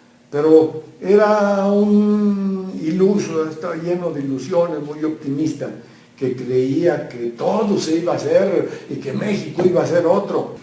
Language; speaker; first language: Spanish; native; Spanish